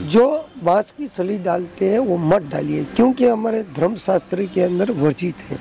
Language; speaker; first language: Hindi; non-native, local second language; Gujarati